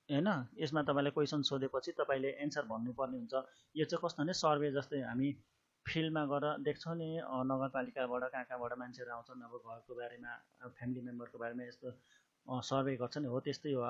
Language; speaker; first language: Nepali; native; Nepali